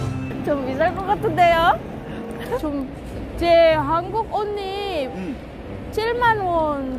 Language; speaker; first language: Korean; non-native, learner; Filipino